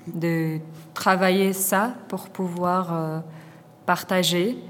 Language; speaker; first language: French; non-native, fluent; Portuguese